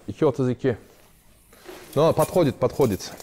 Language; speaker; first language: Russian; non-native, learner; Turkish